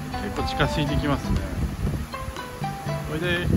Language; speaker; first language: Japanese; native; Japanese